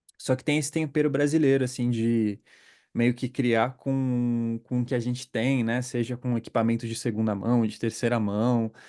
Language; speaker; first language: Portuguese; native; Portuguese